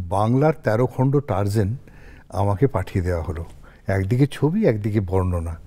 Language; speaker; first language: Bangla; native; Bangla